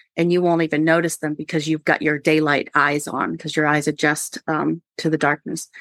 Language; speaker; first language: English; native; English